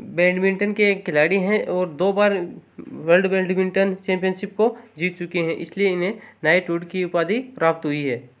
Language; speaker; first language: Hindi; native; Hindi